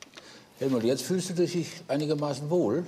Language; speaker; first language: German; native; German